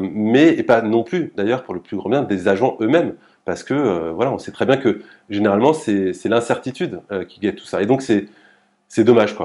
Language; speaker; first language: French; native; French